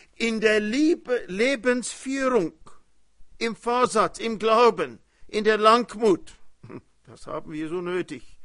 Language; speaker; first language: German; early bilingual, heritage; German